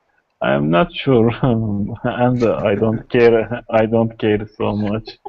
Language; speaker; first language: English; non-native, learner; Kurdish